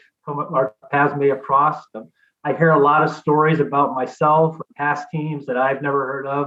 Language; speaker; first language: English; native; English